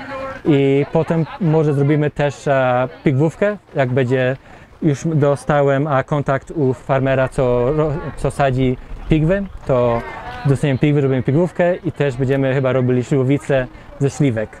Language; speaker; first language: Polish; early bilingual, heritage; Polish